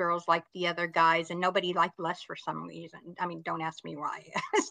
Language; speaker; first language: English; native; English